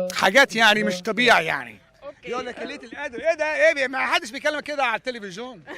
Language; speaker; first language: Arabic; early bilingual, other home language; English